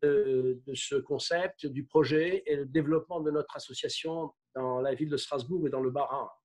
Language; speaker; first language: French; native; French